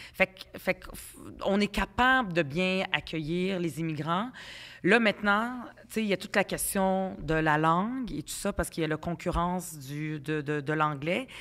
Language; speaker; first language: French; early bilingual, other home language; Arabic